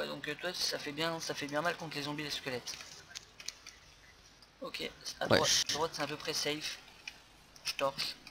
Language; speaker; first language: French; native; French